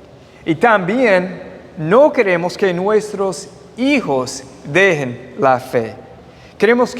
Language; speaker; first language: Spanish; non-native, fluent; English